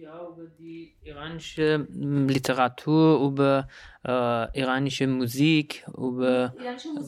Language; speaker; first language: German; non-native, learner; Persian